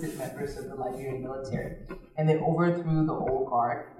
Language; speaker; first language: English; native; English